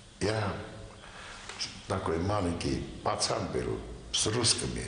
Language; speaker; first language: Russian; non-native, local second language; Armenian